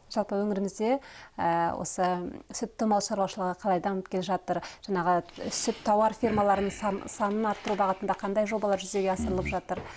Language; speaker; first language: Kazakh; native; Kazakh